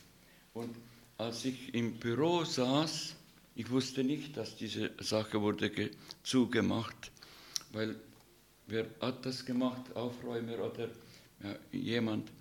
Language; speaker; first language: German; non-native, learner; Russian